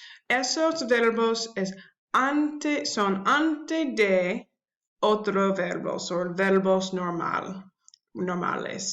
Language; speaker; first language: Spanish; non-native, learner; English